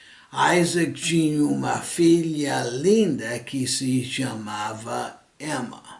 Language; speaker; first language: Portuguese; non-native, fluent; English